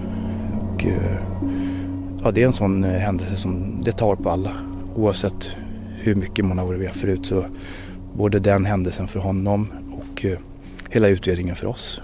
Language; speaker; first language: Swedish; native; Swedish